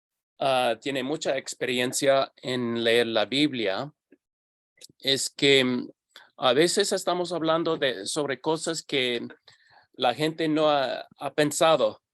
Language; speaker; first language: Spanish; non-native, fluent; English